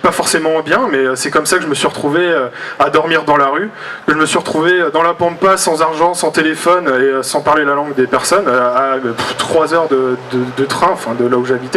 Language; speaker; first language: French; native; French